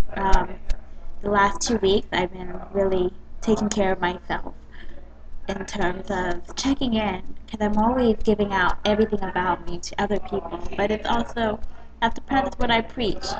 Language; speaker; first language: English; native; English